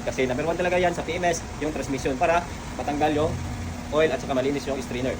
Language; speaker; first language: Filipino; non-native, local second language; Cebuano